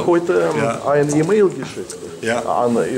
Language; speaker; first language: German; non-native, learner; Russian